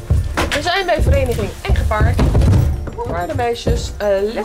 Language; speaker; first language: Dutch; native; Dutch